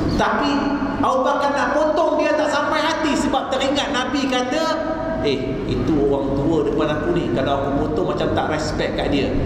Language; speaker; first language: Malay; non-native, local second language; Chinese